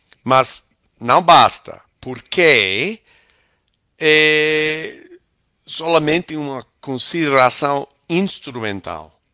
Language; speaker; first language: Portuguese; non-native, learner; English